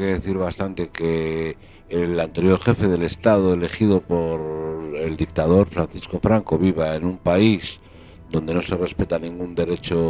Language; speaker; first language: Spanish; native; Spanish